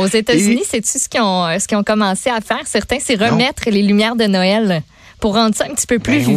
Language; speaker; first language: French; native; French